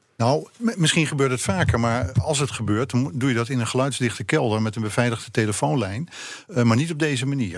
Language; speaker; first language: Dutch; native; Dutch